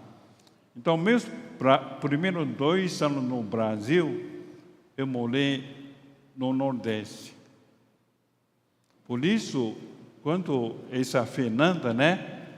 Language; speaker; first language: Portuguese; non-native, fluent; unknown